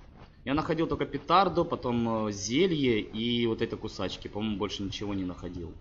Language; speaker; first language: Russian; native; Russian